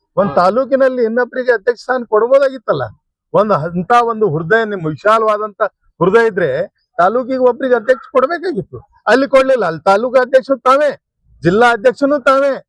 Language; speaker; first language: Kannada; non-native, local second language; Urdu